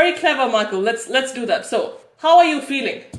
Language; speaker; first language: English; native; English